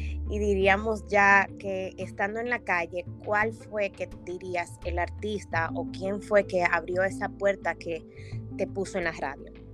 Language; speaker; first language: Spanish; native; Spanish